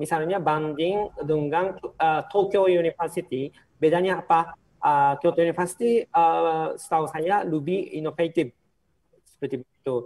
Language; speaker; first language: Indonesian; non-native, fluent; Japanese